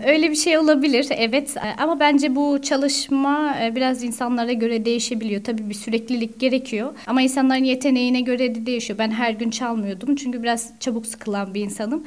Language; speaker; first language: Turkish; early bilingual, heritage; Turkish